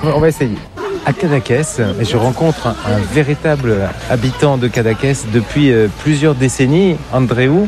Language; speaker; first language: French; native; French